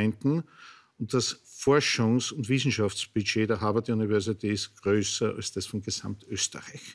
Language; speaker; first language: German; native; German